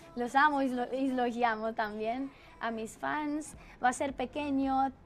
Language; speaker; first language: Spanish; non-native, fluent; Romanian